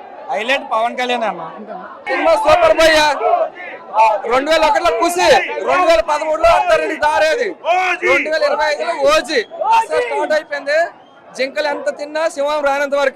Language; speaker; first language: Telugu; native; Telugu